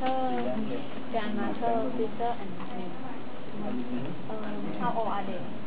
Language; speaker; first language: English; non-native, learner; Thai